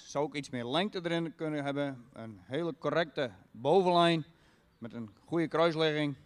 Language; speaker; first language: Dutch; native; Dutch